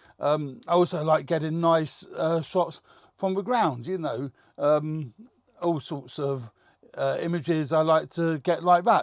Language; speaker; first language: English; native; English